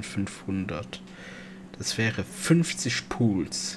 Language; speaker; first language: German; non-native, local second language; Luxembourgish